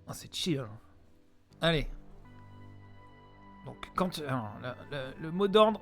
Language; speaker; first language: French; native; French